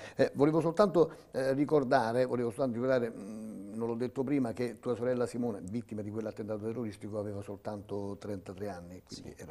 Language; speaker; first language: Italian; native; Italian